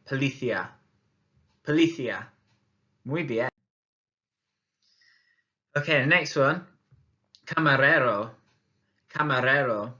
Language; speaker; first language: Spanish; non-native, learner; English